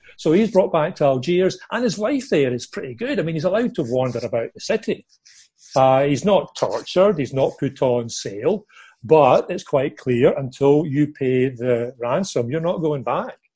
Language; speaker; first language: English; native; English